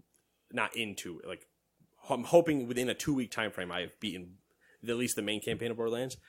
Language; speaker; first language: English; native; English